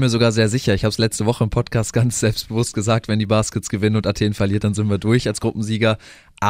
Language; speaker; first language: German; native; German